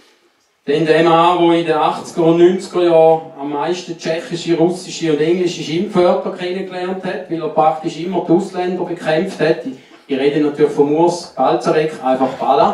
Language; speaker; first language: German; native; German